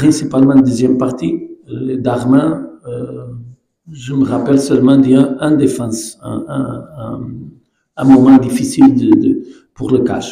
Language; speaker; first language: French; non-native, fluent; Portuguese